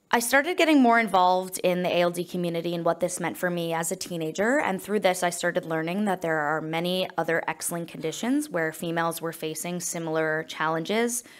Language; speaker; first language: English; native; English